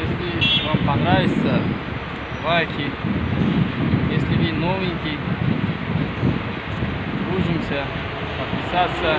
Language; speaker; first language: Russian; non-native, learner; Uzbek